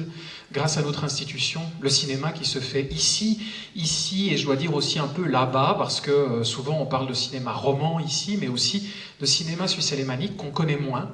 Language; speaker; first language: French; native; French